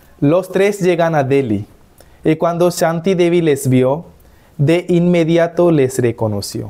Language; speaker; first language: Spanish; non-native, fluent; Hindi